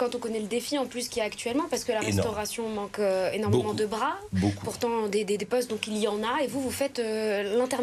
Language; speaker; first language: French; native; French